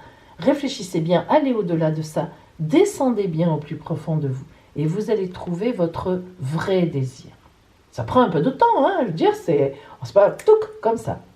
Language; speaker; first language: French; native; French